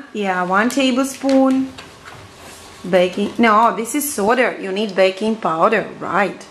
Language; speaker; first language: English; non-native, fluent; Russian